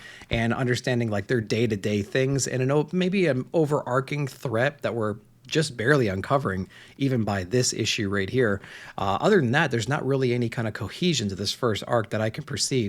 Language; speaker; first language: English; native; English